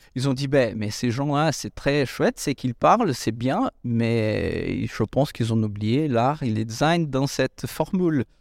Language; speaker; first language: French; non-native, fluent; Portuguese